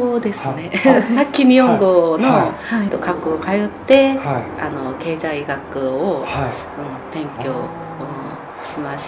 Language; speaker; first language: Japanese; non-native, fluent; Korean